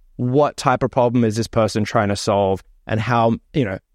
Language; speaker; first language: English; native; English